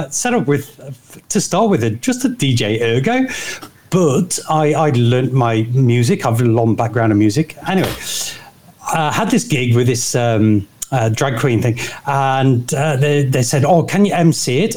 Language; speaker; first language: English; native; English